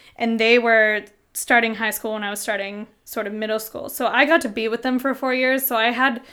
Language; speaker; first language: English; native; English